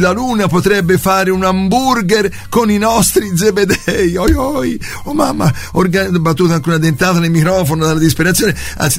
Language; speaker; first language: Italian; native; Italian